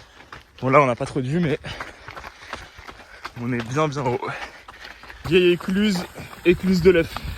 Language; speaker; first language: French; native; French